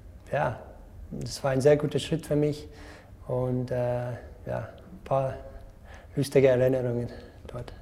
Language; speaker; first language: German; non-native, fluent; English